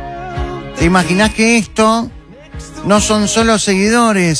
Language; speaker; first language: Spanish; native; Spanish